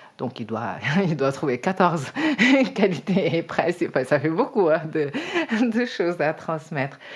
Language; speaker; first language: French; early bilingual, other home language; Wolof